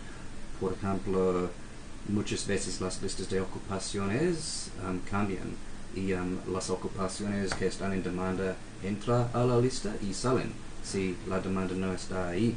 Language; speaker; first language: Spanish; non-native, fluent; English